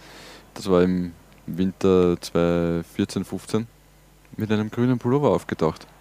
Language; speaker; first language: German; native; German